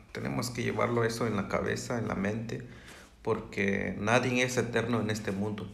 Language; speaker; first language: Spanish; non-native, local second language; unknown